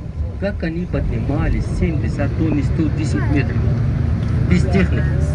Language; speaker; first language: Russian; non-native, learner; Arabic